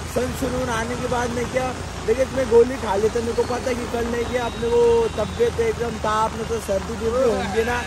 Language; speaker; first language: Hindi; non-native, local second language; Marathi